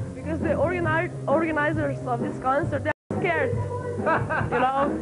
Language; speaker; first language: English; non-native, learner; Slovenian